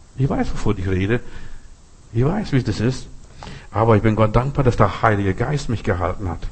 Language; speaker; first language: German; non-native, fluent; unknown